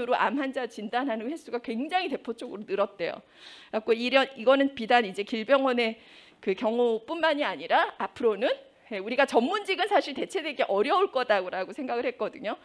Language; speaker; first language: Korean; native; Korean